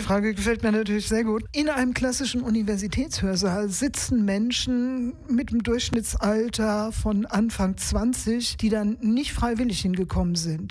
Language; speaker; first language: German; native; German